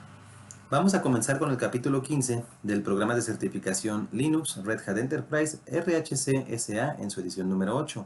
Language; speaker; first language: Spanish; native; Spanish